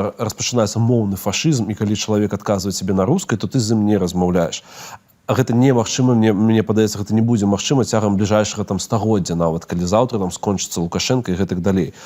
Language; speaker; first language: Belarusian; non-native, local second language; Russian